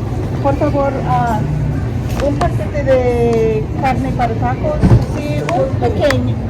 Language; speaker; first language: Spanish; non-native, learner; English